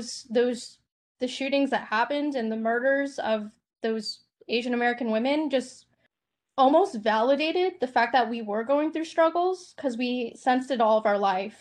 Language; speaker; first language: English; native; English